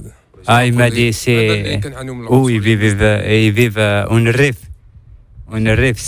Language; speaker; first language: Spanish; non-native, learner; Arabic